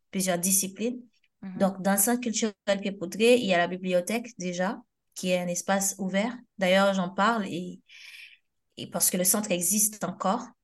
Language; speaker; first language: French; non-native, local second language; Haitian Creole